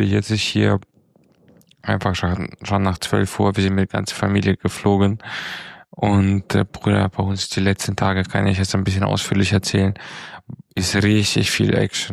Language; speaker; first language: German; non-native, fluent; Romanian